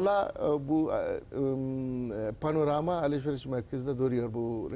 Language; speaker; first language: Turkish; non-native, learner; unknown